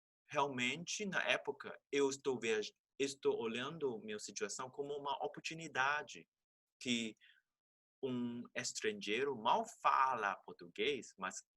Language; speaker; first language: Portuguese; non-native, fluent; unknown